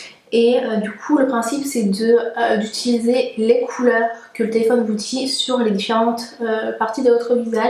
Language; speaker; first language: French; native; French